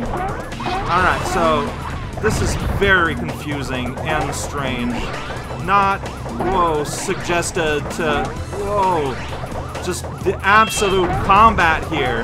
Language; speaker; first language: English; native; English